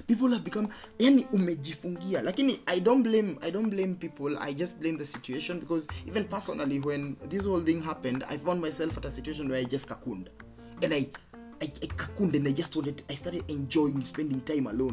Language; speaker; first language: English; non-native, local second language; Kikuyu